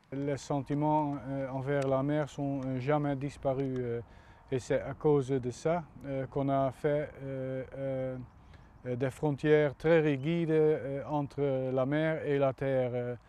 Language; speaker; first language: French; non-native, fluent; Dutch